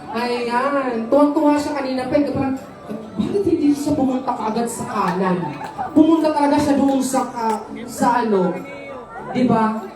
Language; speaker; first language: Filipino; native; Filipino